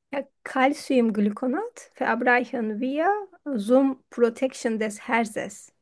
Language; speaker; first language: German; non-native, fluent; Turkish